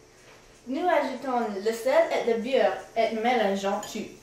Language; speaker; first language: French; non-native, learner; English